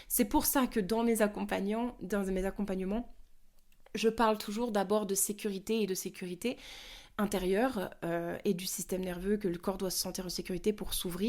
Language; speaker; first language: French; native; French